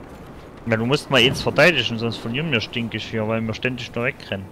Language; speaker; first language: German; native; German